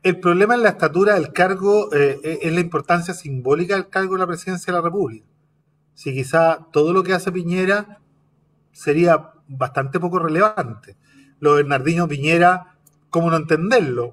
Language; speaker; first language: Spanish; native; Spanish